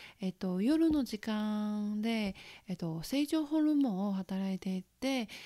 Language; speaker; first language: Japanese; non-native, fluent; Chinese